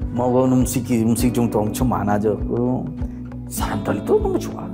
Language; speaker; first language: Korean; non-native, fluent; Bangla